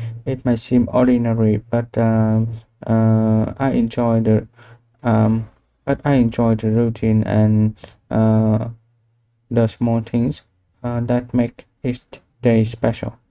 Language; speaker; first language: English; non-native, learner; Vietnamese